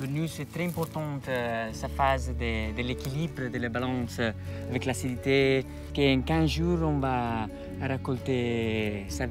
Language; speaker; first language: French; non-native, fluent; Italian